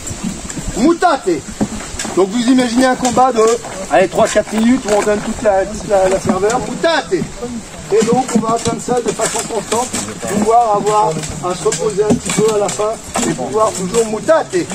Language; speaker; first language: French; native; French